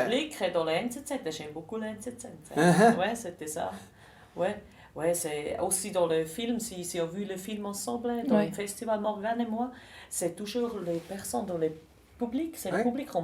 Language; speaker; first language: French; non-native, local second language; German